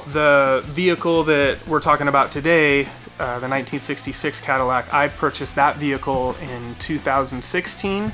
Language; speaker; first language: English; native; English